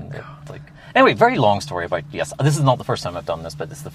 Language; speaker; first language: English; native; English